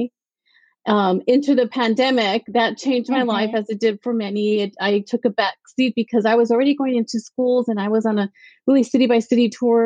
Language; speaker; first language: English; native; English